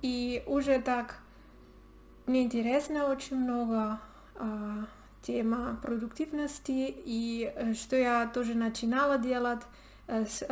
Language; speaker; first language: Russian; non-native, learner; Spanish